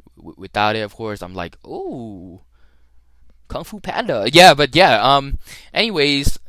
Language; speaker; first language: English; early bilingual, other home language; Thai